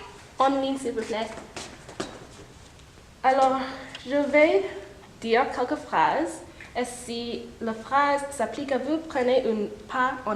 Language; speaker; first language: French; non-native, fluent; English